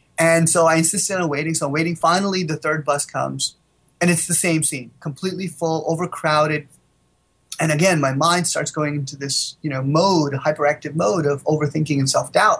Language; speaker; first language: English; native; English